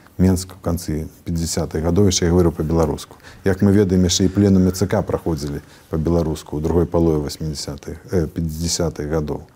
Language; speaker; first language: Belarusian; native; Belarusian